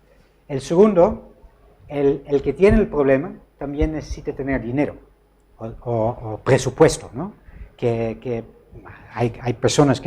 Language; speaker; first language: Spanish; non-native, fluent; Dutch